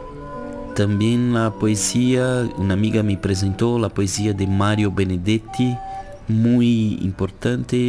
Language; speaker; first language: Spanish; non-native, fluent; Portuguese